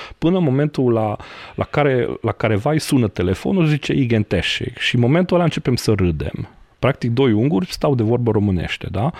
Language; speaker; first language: Romanian; non-native, local second language; Hungarian